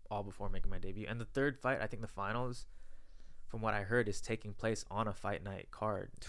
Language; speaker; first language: English; early bilingual, other home language; Filipino